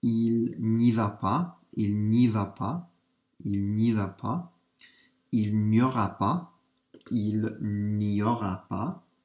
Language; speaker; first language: French; non-native, fluent; English